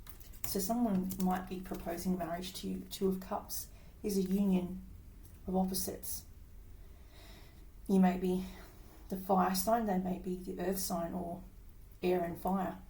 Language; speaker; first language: English; native; English